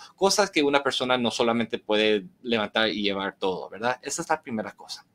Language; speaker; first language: Spanish; early bilingual, heritage; Spanish